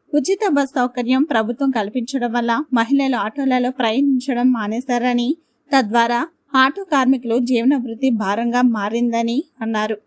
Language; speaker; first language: Telugu; native; Telugu